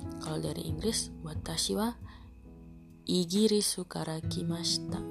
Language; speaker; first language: Japanese; non-native, learner; Indonesian